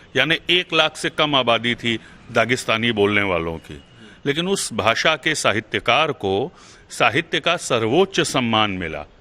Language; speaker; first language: Hindi; native; Hindi